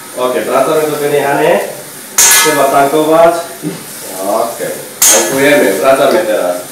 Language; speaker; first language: Polish; non-native, learner; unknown